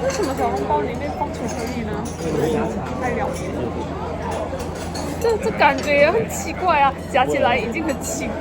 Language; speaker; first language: Chinese; non-native, fluent; Korean